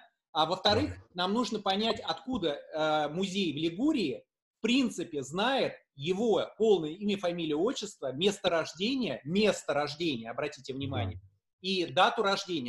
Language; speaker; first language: Russian; native; Russian